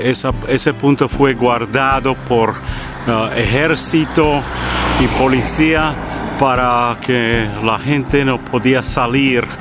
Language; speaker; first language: Spanish; non-native, fluent; Czech